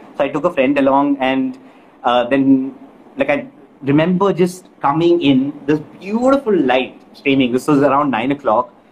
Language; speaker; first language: English; non-native, local second language; Malayalam